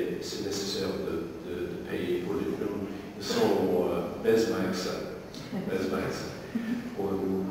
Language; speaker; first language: French; non-native, learner; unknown